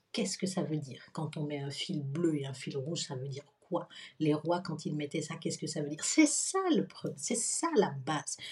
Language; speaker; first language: French; native; French